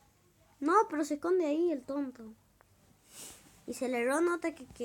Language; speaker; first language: Spanish; native; Spanish